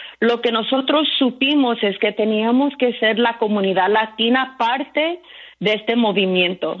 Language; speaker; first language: Spanish; early bilingual, heritage; Spanish